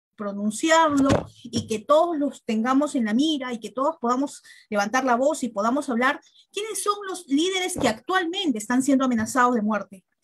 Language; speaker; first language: Spanish; native; Spanish